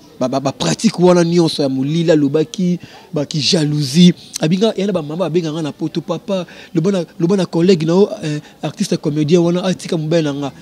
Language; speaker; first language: Lingala; native; Lingala